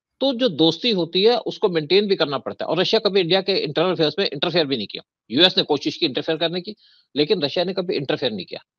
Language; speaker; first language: Hindi; native; Hindi